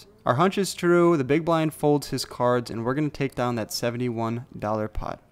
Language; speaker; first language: English; native; English